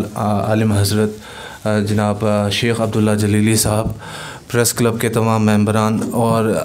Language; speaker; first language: Hindi; non-native, local second language; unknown